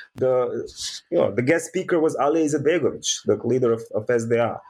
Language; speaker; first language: English; early bilingual, other home language; Bosnian